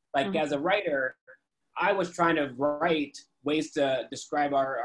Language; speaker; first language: English; native; English